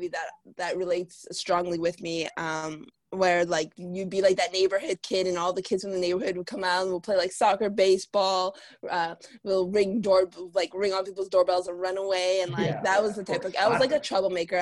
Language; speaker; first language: English; native; English